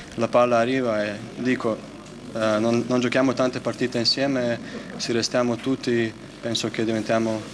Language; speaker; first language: Italian; non-native, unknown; Croatian